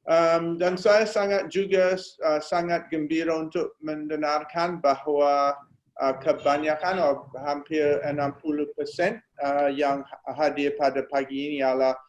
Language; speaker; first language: Indonesian; non-native, fluent; English